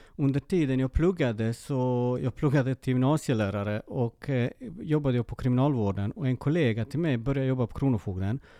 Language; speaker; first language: Swedish; early bilingual, other home language; Serbian